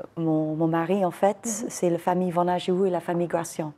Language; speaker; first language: French; non-native, fluent; English